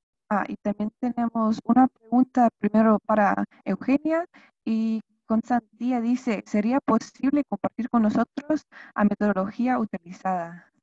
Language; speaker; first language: Spanish; non-native, fluent; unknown